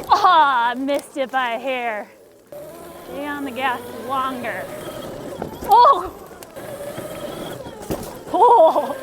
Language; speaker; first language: English; native; English